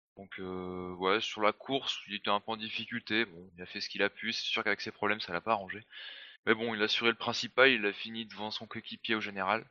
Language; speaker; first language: French; native; French